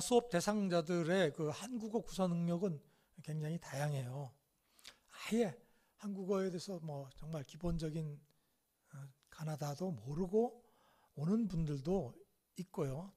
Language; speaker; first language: Korean; native; Korean